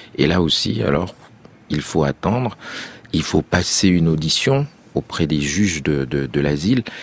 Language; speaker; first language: French; non-native, local second language; Arabic